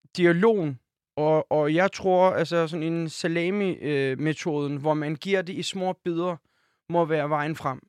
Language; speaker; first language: Danish; early bilingual, other home language; Turkish